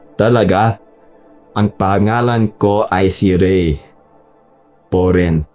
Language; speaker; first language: Filipino; non-native, learner; English